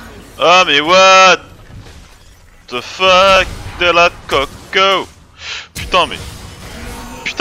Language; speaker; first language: French; native; French